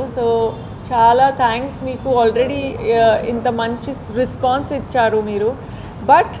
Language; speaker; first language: Telugu; non-native, fluent; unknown